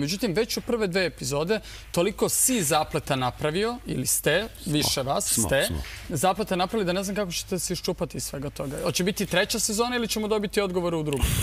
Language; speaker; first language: Serbian; native; Serbian